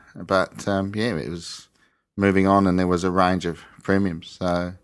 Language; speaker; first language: English; native; English